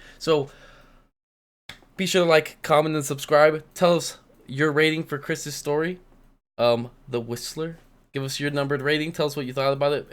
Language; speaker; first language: English; native; English